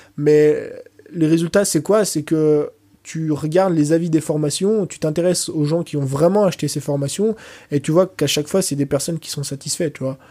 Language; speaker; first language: French; early bilingual, other home language; Portuguese